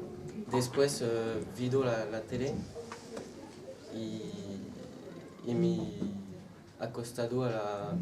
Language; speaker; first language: Spanish; non-native, learner; French